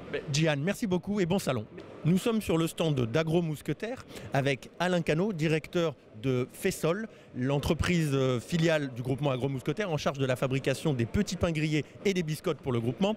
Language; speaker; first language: French; native; French